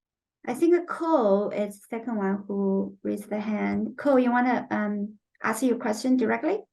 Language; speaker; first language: English; non-native, fluent; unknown